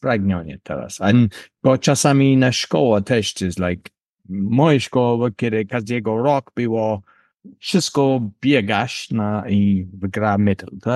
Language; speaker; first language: Polish; non-native, learner; English